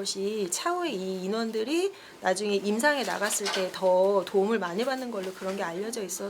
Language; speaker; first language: Korean; native; Korean